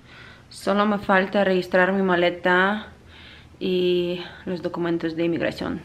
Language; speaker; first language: Spanish; non-native, learner; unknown